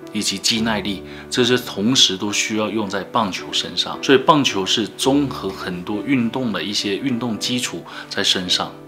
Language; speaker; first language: Chinese; native; Chinese